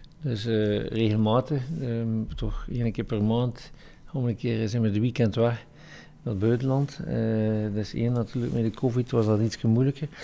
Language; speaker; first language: Dutch; native; Dutch